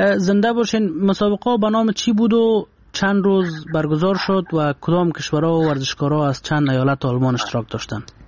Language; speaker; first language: Persian; native; Persian